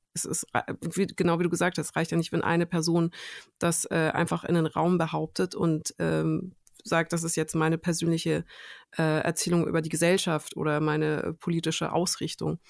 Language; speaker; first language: German; native; German